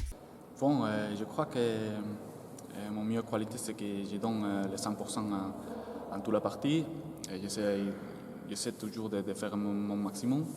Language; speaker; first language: French; non-native, fluent; Spanish